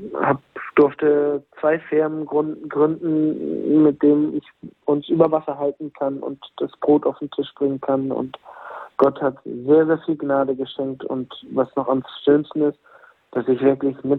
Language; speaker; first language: German; native; German